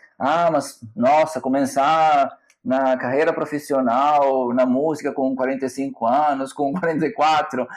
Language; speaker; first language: Portuguese; non-native, fluent; Italian